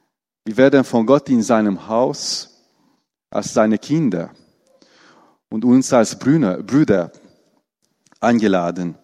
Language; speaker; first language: German; non-native, fluent; Romanian